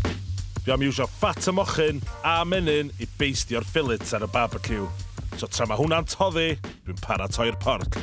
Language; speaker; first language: Welsh; native; Welsh